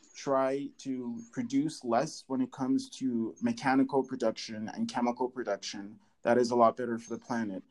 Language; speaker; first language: English; native; English